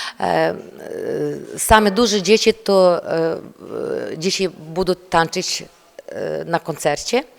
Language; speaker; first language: Polish; non-native, learner; Ukrainian